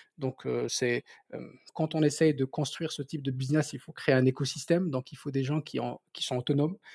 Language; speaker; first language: French; non-native, local second language; Berber languages